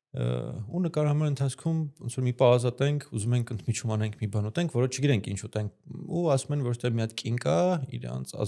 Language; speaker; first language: Armenian; native; Armenian